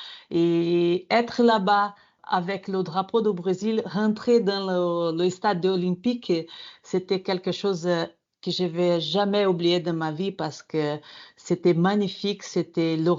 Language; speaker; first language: French; non-native, fluent; Portuguese